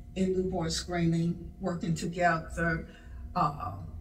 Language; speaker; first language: English; native; English